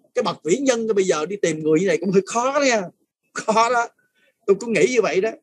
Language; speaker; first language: Vietnamese; early bilingual, other home language; French